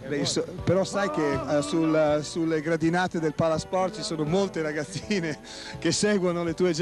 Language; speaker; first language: Italian; native; Italian